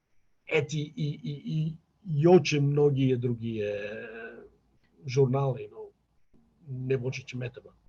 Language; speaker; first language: Russian; non-native, fluent; Catalan